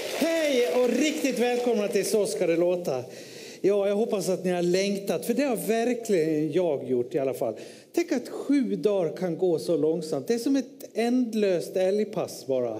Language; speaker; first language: Swedish; native; Swedish